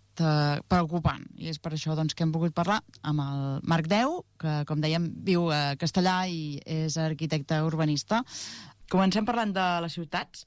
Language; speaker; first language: Catalan; native; Catalan